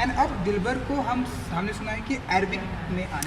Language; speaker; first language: Hindi; native; Hindi